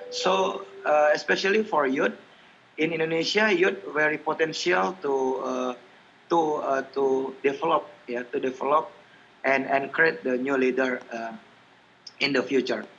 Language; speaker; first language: English; non-native, learner; Indonesian